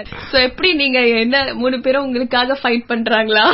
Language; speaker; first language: Tamil; native; Tamil